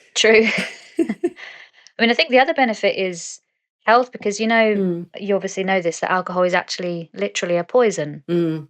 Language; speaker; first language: English; native; English